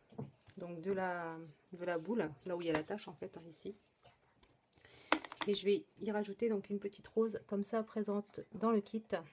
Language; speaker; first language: French; native; French